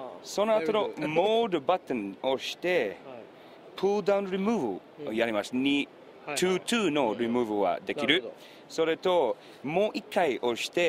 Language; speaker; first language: Japanese; non-native, learner; English